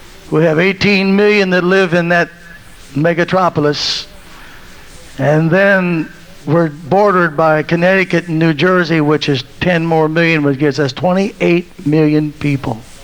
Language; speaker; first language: English; native; English